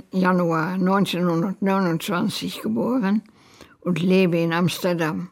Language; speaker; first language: German; non-native, fluent; Dutch